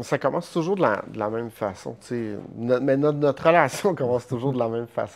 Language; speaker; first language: French; native; French